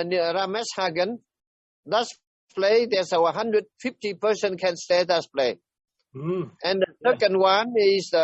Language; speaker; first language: English; non-native, learner; Vietnamese